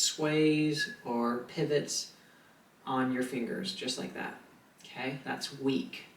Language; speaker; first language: English; native; English